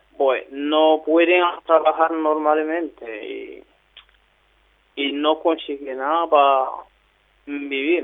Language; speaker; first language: Spanish; non-native, learner; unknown